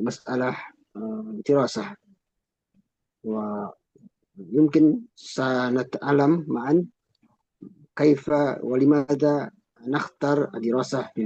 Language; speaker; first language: Arabic; non-native, learner; Indonesian